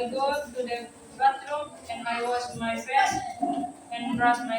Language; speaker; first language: English; non-native, learner; Indonesian